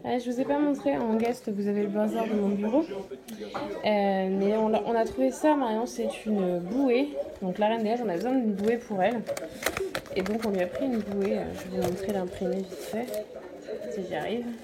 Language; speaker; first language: French; native; French